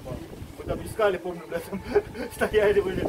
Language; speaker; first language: Russian; non-native, fluent; Lithuanian